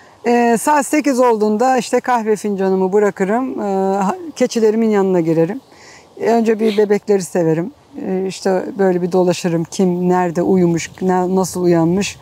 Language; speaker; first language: Turkish; native; Turkish